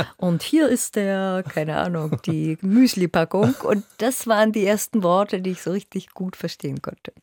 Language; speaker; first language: German; early bilingual, other home language; Russian